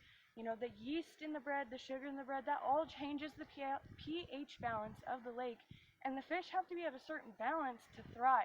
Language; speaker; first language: English; native; English